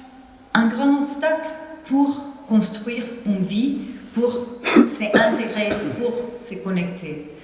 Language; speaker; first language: French; non-native, fluent; Spanish